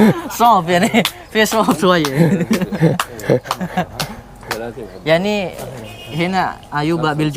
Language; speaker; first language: Arabic; non-native, learner; Indonesian